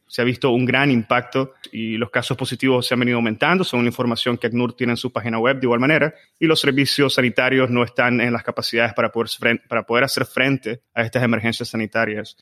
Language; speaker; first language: Spanish; native; Spanish